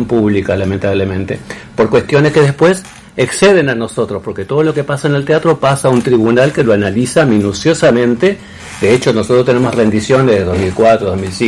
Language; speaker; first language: Spanish; native; Spanish